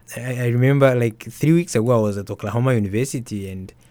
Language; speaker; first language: English; early bilingual, other home language; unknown